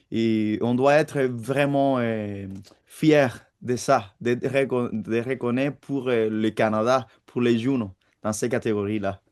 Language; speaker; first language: French; non-native, fluent; Spanish